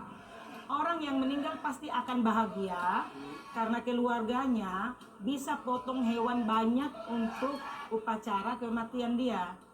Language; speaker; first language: Indonesian; non-native, local second language; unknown